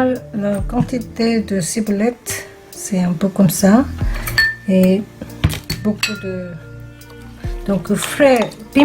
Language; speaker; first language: French; non-native, fluent; Korean